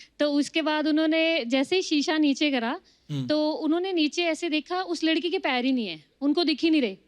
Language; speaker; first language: Hindi; native; Hindi